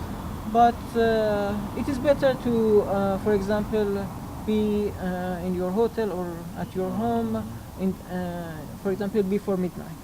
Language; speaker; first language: English; non-native, learner; Persian